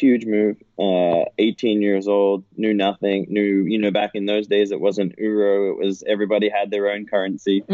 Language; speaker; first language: English; native; English